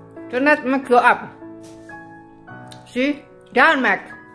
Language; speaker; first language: English; non-native, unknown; Indonesian